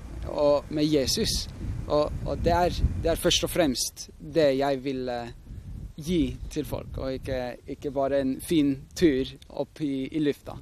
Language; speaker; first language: Norwegian; non-native, fluent; Swiss German